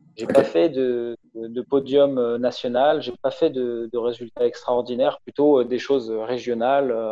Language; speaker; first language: French; native; French